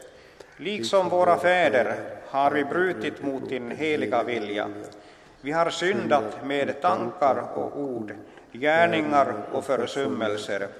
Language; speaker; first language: Swedish; non-native, local second language; Finnish